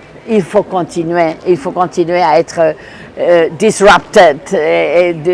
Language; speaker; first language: French; non-native, fluent; Spanish